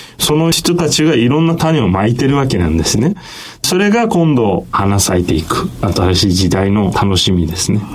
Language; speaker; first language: Japanese; non-native, fluent; Turkish